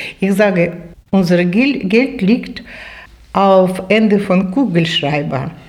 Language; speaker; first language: German; non-native, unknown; Russian